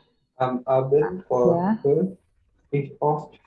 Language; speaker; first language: German; non-native, learner; Indonesian